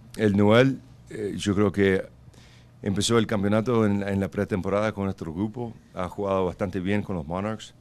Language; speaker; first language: Spanish; early bilingual, heritage; Spanish